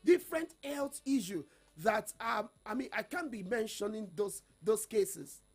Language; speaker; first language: English; non-native, local second language; Yoruba